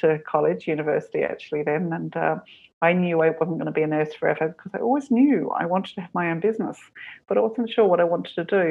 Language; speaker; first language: English; native; English